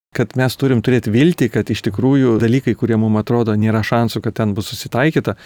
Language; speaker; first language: Lithuanian; native; Lithuanian